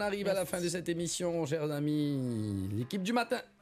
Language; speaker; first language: French; non-native, local second language; Morisyen